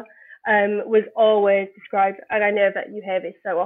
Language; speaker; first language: English; native; English